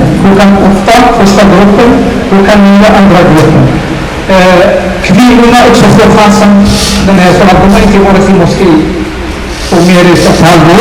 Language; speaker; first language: Swedish; non-native, fluent; Somali